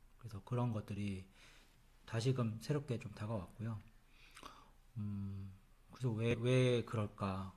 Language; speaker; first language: Korean; native; Korean